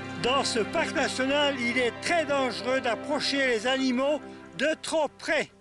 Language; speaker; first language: French; native; French